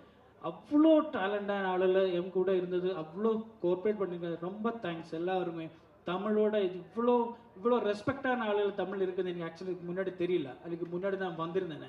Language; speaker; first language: Tamil; non-native, learner; Malayalam